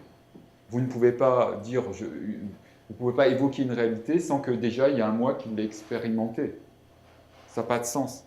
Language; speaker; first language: French; native; French